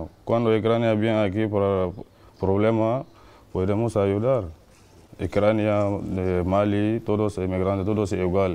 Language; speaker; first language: Spanish; non-native, learner; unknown